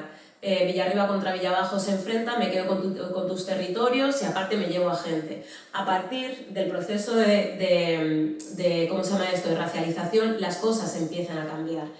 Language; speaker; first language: Spanish; native; Spanish